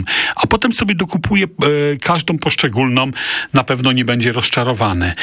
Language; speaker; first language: Polish; native; Polish